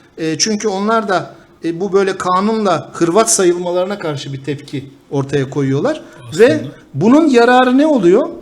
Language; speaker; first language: Turkish; native; Turkish